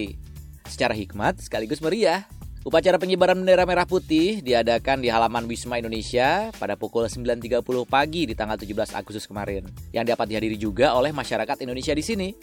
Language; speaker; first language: Indonesian; native; Indonesian